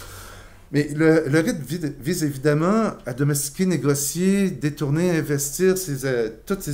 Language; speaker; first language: French; non-native, fluent; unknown